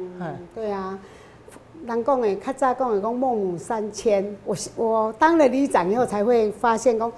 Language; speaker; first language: Chinese; non-native, local second language; Min Nan Chinese